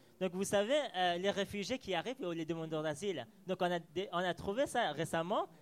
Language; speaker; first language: French; non-native, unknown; Persian